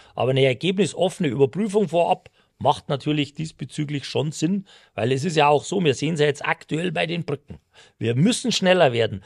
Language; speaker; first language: German; native; German